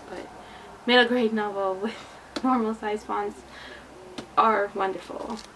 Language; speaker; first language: English; native; English